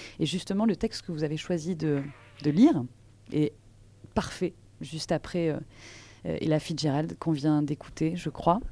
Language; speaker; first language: French; native; French